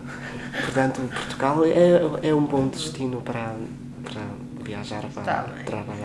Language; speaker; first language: Portuguese; non-native, fluent; Chinese